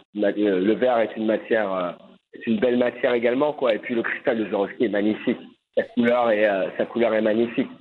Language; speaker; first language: French; native; French